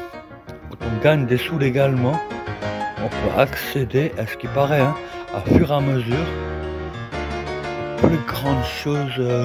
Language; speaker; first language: French; native; French